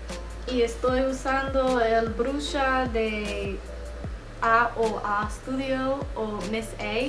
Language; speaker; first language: Spanish; non-native, learner; English